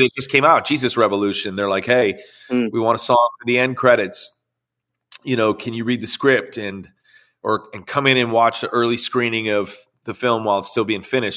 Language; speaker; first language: English; native; English